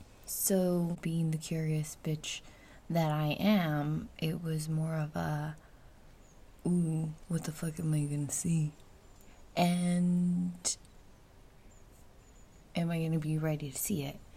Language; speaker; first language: English; early bilingual, other home language; Spanish